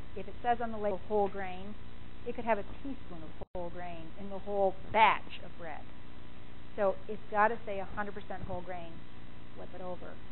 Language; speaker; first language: English; native; English